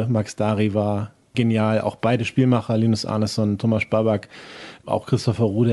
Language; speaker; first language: German; native; German